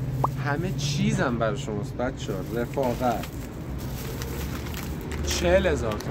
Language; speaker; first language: Persian; native; Persian